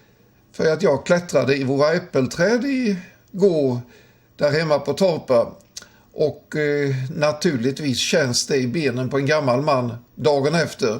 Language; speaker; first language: Swedish; native; Swedish